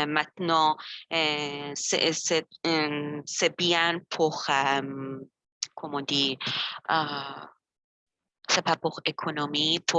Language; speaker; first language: French; non-native, learner; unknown